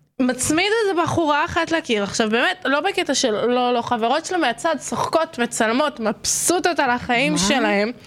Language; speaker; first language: Hebrew; native; Hebrew